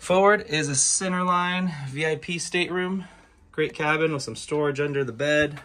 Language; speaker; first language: English; native; English